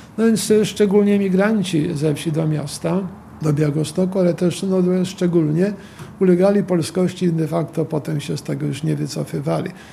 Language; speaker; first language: Polish; native; Polish